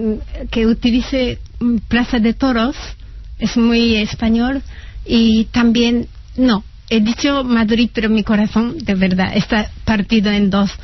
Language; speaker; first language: Spanish; non-native, fluent; Japanese